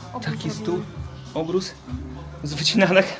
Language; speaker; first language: Polish; native; Polish